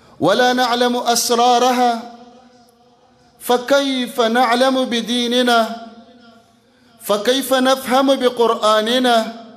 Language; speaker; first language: Arabic; non-native, fluent; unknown